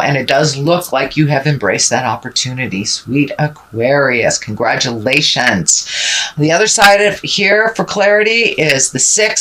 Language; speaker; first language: English; native; English